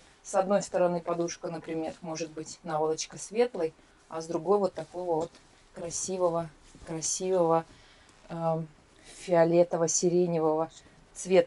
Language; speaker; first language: Russian; native; Russian